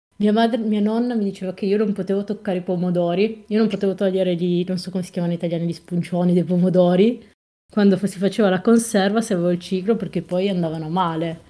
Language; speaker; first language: Italian; native; Italian